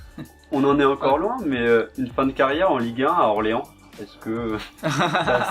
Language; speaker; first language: French; native; French